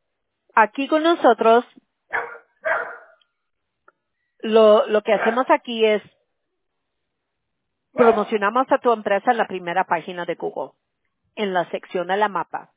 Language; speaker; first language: Spanish; early bilingual, heritage; Spanish